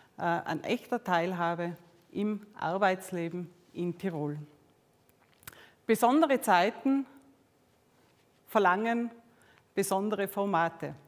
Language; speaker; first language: German; native; German